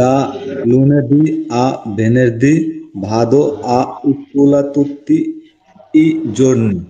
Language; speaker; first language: Italian; non-native, learner; Bangla